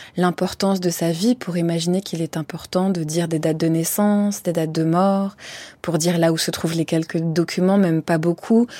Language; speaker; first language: French; native; French